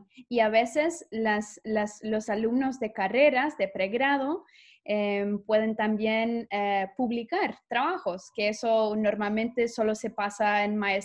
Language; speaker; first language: Spanish; non-native, fluent; English